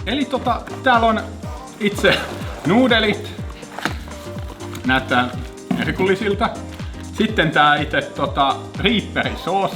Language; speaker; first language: Finnish; native; Finnish